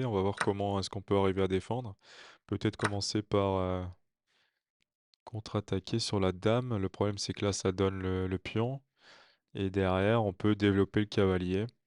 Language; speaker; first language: French; native; French